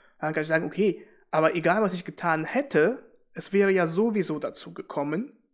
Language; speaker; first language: German; early bilingual, other home language; Russian